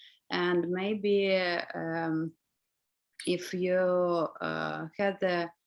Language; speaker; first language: English; non-native, learner; Ukrainian